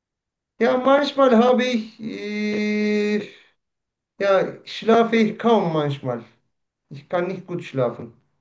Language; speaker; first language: German; non-native, learner; Turkish